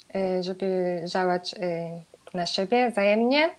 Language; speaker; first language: Polish; non-native, fluent; Japanese